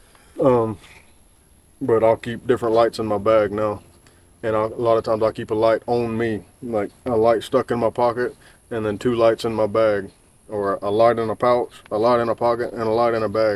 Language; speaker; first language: English; native; English